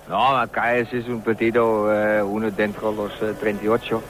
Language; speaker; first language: Spanish; non-native, learner; Dutch